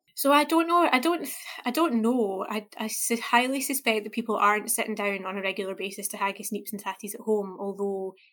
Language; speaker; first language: English; native; English